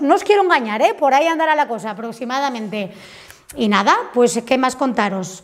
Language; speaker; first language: Spanish; native; Spanish